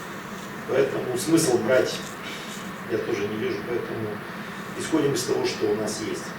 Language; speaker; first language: Russian; native; Russian